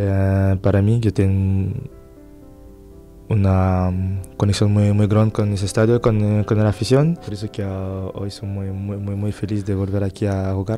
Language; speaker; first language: Spanish; non-native, fluent; French